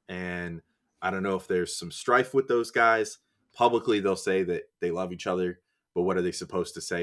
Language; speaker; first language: English; native; English